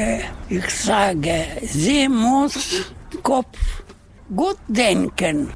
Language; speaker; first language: German; non-native, learner; Russian